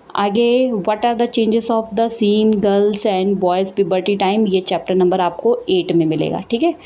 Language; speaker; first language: Hindi; native; Hindi